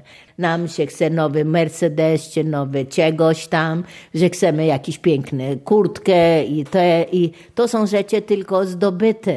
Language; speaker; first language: Polish; non-native, fluent; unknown